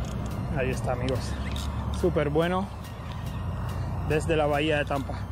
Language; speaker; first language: Spanish; native; Spanish